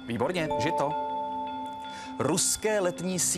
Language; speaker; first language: Czech; native; Czech